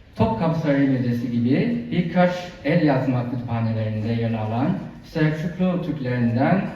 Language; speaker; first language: Turkish; non-native, fluent; Chinese